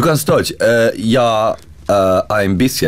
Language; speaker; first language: German; non-native, learner; Finnish